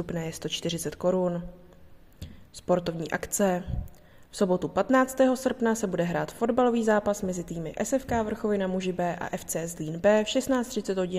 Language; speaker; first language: Czech; native; Czech